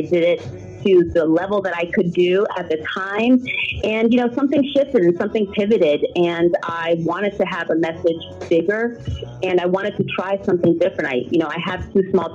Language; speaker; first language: English; early bilingual, other home language; German